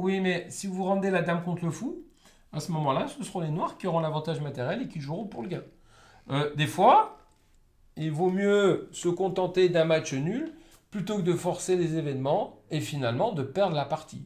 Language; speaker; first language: French; native; French